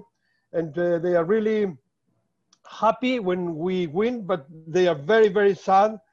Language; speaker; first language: English; non-native, fluent; Spanish